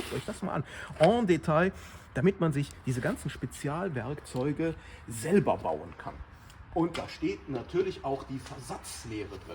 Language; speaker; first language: German; native; German